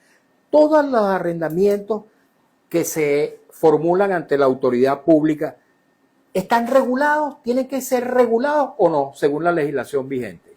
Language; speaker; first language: Spanish; native; Spanish